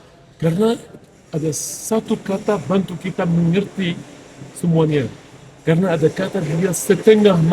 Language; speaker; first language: Indonesian; non-native, fluent; Arabic